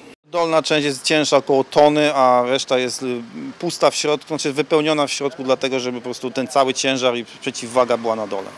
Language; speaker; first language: Polish; native; Polish